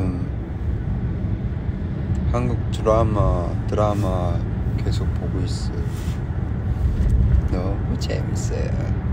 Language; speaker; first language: Korean; non-native, fluent; Cantonese